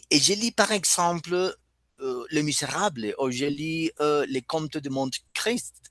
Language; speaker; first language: French; non-native, fluent; Spanish